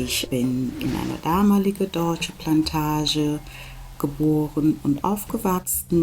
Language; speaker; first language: German; non-native, fluent; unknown